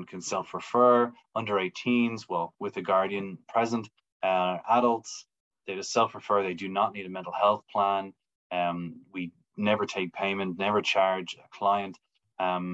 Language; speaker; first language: English; native; English